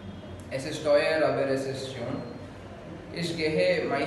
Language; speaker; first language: German; non-native, learner; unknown